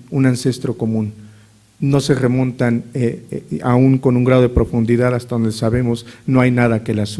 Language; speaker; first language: Spanish; native; Spanish